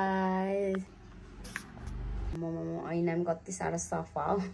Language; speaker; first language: Nepali; native; Nepali